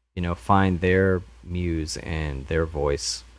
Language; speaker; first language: English; native; English